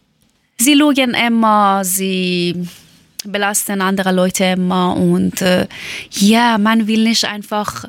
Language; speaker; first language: German; non-native, learner; Persian